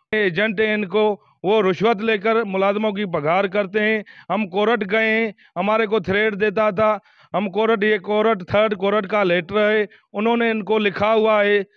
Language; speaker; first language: Urdu; non-native, local second language; Sindhi